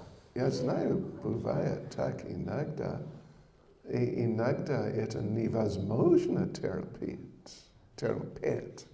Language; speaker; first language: Russian; non-native, learner; English